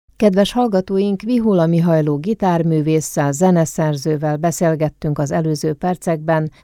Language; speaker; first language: Hungarian; native; Hungarian